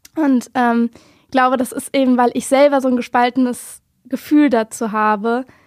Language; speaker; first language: German; native; German